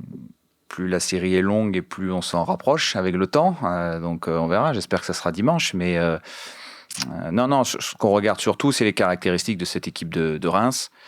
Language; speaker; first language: French; native; French